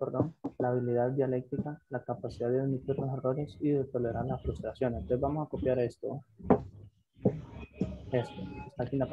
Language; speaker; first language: Spanish; native; Spanish